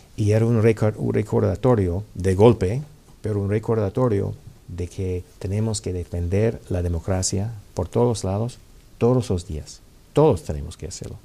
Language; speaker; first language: Spanish; non-native, fluent; English